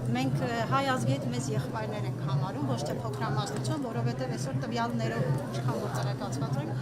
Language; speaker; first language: Armenian; non-native, local second language; Kurdish